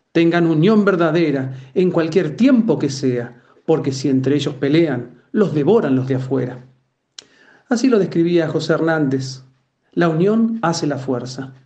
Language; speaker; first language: Spanish; native; Spanish